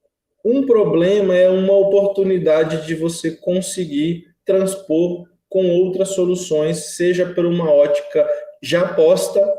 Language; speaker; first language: Portuguese; native; Portuguese